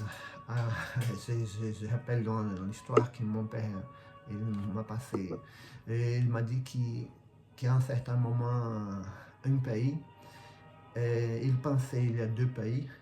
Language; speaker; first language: French; non-native, fluent; Portuguese